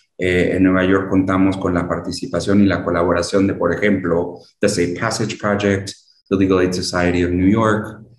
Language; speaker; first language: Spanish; early bilingual, heritage; Spanish